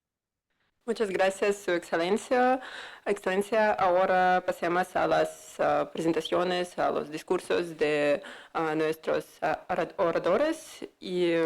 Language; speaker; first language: Spanish; non-native, fluent; Russian